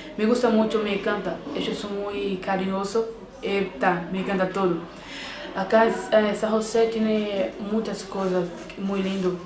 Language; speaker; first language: Spanish; non-native, learner; Portuguese